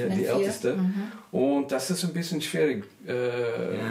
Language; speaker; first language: German; non-native, learner; English